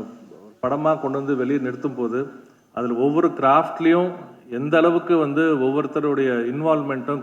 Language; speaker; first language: Tamil; native; Tamil